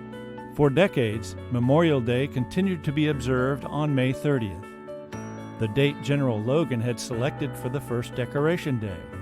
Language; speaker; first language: English; native; English